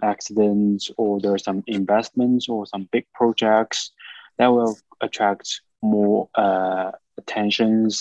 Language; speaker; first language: English; non-native, fluent; Chinese